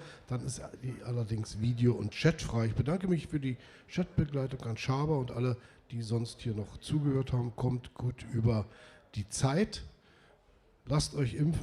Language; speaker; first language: German; native; German